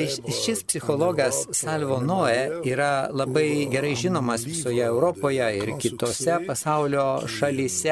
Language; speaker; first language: Lithuanian; non-native, fluent; Italian